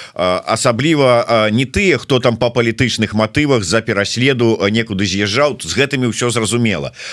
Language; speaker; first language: Belarusian; non-native, local second language; Russian